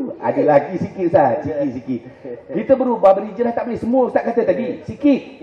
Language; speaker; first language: Malay; native; Malay